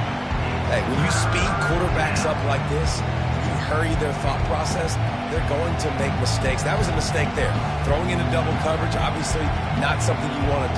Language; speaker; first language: English; native; English